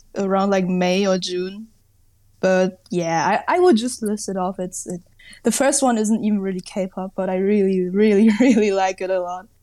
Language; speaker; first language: English; non-native, fluent; German